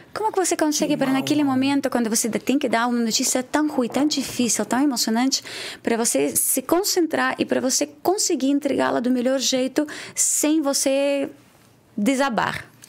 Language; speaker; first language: Portuguese; non-native, fluent; Russian